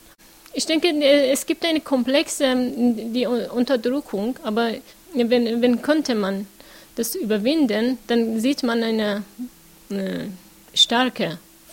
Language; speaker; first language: German; non-native, learner; Persian